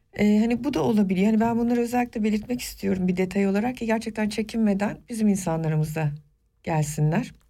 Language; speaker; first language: Turkish; non-native, local second language; Kurdish